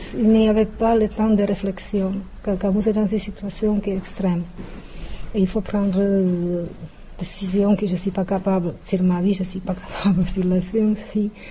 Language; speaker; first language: French; non-native, fluent; Czech